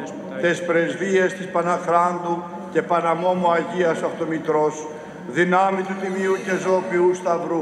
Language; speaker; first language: Greek; native; Greek